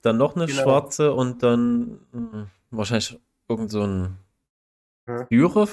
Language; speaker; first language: German; native; German